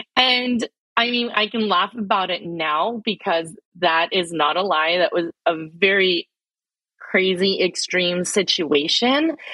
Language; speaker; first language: English; early bilingual, other home language; Filipino